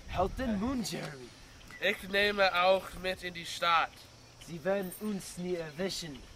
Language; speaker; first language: German; non-native, learner; English